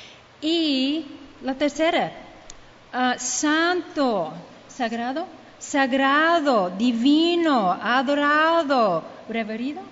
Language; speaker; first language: Spanish; early bilingual, heritage; Spanish